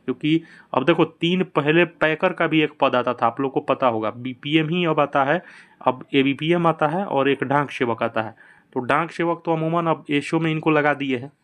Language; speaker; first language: Hindi; native; Hindi